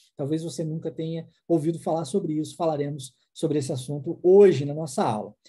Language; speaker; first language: Portuguese; non-native, fluent; English